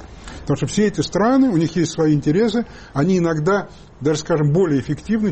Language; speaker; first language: Russian; native; Russian